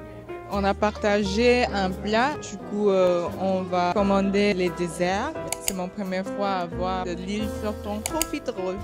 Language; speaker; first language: French; non-native, learner; English